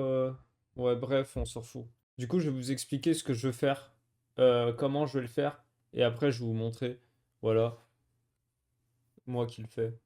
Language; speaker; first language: French; native; French